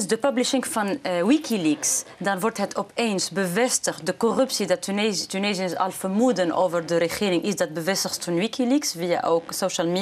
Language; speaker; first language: Dutch; non-native, fluent; Arabic